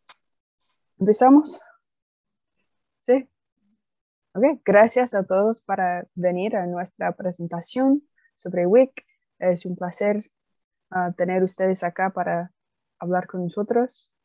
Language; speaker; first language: Spanish; non-native, fluent; English